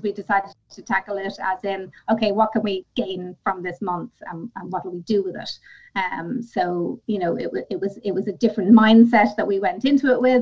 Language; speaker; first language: English; native; English